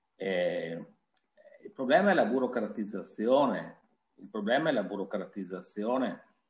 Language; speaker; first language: Italian; native; Italian